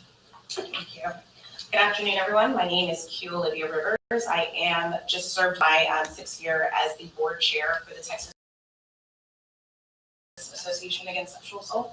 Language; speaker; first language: English; native; English